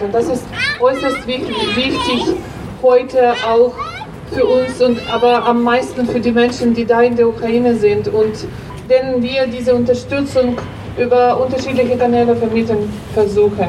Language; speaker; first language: German; non-native, fluent; Ukrainian